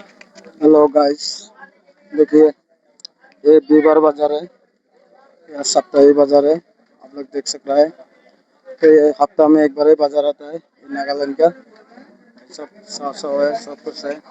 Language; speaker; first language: Hindi; non-native, local second language; Bangla